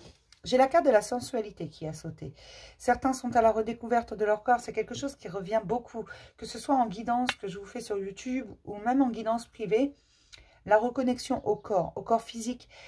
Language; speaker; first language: French; native; French